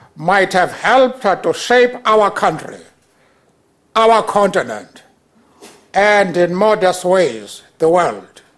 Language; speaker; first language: English; non-native, local second language; Xhosa